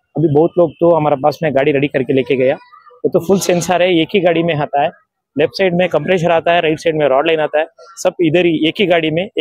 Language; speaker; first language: Hindi; non-native, local second language; Kannada